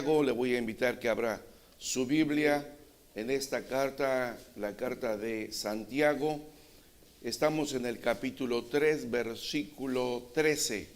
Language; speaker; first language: Spanish; native; Spanish